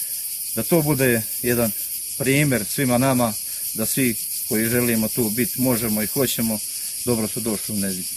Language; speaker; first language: Bosnian; native; Bosnian